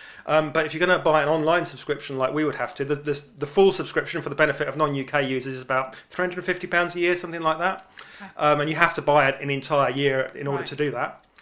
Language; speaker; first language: English; native; English